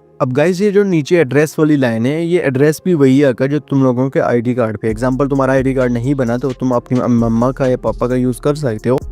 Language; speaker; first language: Urdu; non-native, local second language; Northern Hindko